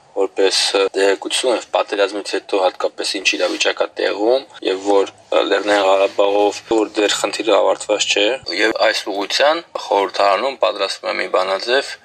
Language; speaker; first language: Armenian; early bilingual, heritage; Armenian